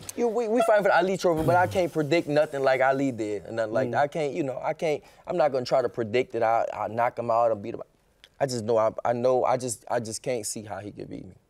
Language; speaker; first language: English; native; English